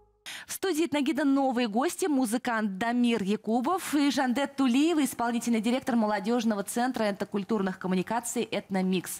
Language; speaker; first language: Russian; native; Russian